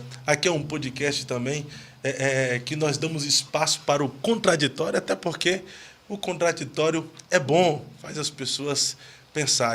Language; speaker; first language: Portuguese; native; Portuguese